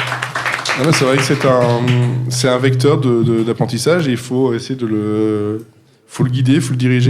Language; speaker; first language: French; native; French